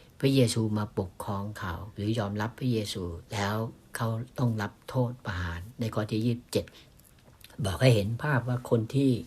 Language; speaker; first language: Thai; native; Thai